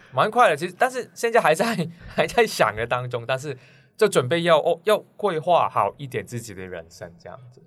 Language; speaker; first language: Chinese; non-native, local second language; Cantonese